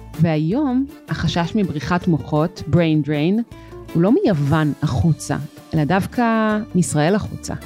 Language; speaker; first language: Hebrew; native; Hebrew